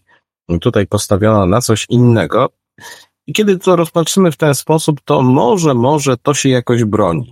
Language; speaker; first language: Polish; native; Polish